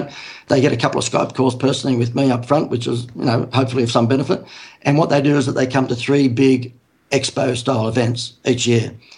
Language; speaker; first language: English; native; English